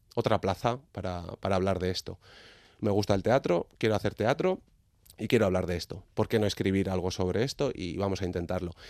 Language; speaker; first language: Spanish; native; Spanish